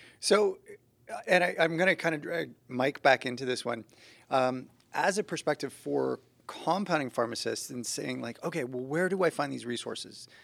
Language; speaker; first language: English; native; English